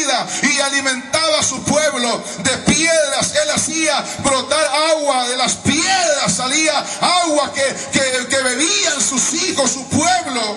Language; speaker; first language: Spanish; native; Spanish